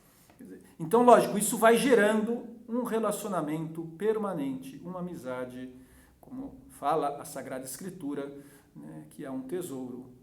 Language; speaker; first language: Portuguese; native; Portuguese